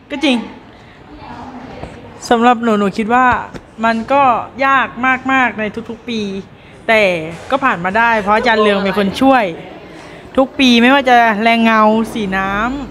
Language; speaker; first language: Thai; native; Thai